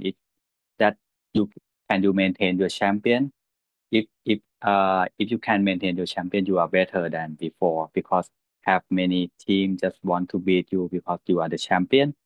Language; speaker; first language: English; non-native, learner; Thai